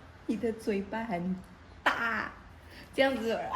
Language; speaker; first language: Chinese; non-native, fluent; Filipino